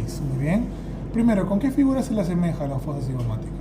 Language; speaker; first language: Spanish; native; Spanish